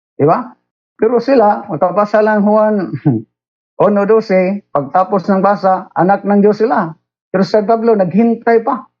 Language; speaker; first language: Filipino; non-native, local second language; Cebuano